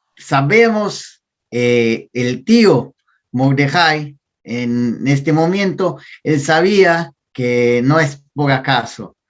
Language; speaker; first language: Spanish; non-native, learner; Portuguese